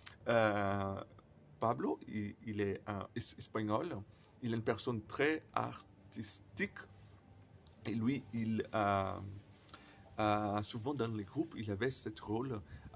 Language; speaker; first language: French; non-native, fluent; Portuguese